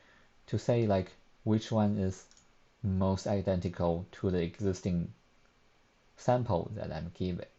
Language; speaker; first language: English; non-native, fluent; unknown